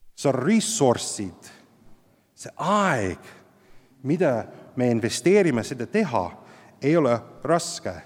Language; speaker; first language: Estonian; non-native, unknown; English